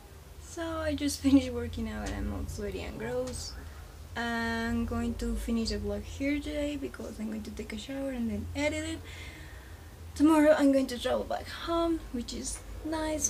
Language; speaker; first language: English; non-native, fluent; Spanish